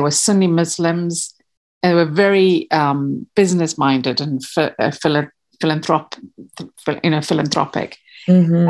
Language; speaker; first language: English; non-native, local second language; Kachhi